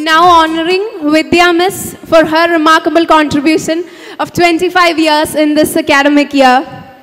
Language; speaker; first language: English; non-native, local second language; Malayalam